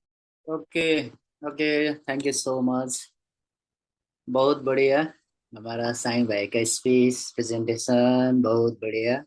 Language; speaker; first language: Hindi; non-native, learner; Nepali